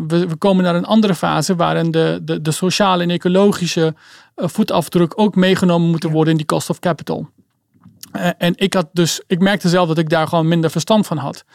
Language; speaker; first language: Dutch; early bilingual, other home language; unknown